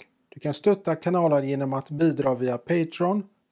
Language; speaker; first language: Swedish; native; Swedish